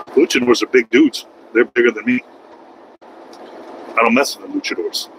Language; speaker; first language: English; native; English